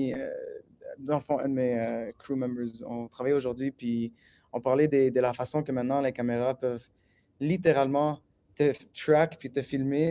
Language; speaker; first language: French; native; French